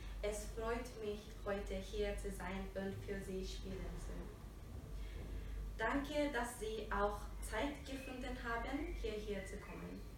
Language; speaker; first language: German; non-native, fluent; Japanese